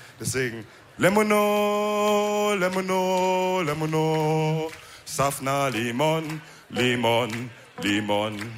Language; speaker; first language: German; early bilingual, other home language; Wolof